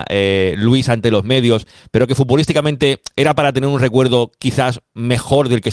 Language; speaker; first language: Spanish; native; Spanish